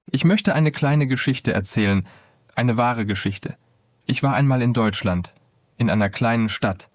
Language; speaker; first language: German; non-native, fluent; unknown